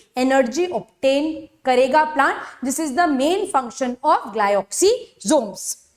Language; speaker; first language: Hindi; native; Hindi